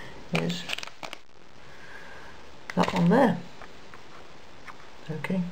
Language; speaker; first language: English; native; English